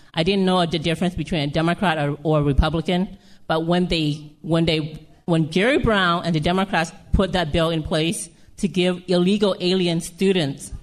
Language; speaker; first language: English; early bilingual, other home language; Lao